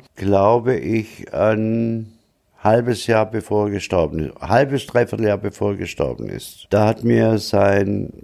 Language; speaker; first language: German; native; German